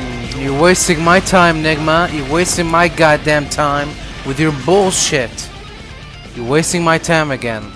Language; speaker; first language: English; native; English